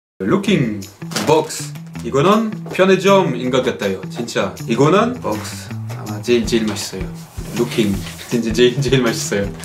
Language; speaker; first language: Korean; non-native, learner; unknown